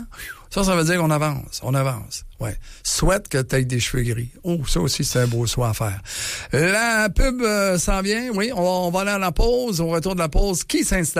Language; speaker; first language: French; native; French